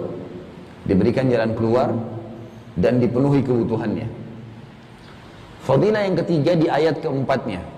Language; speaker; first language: Indonesian; native; Indonesian